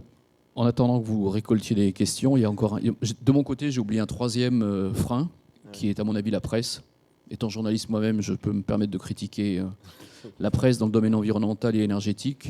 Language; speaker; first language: French; native; French